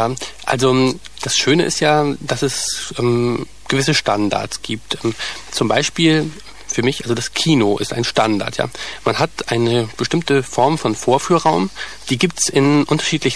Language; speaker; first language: German; native; German